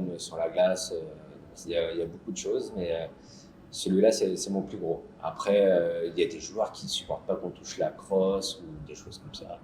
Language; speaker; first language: French; native; French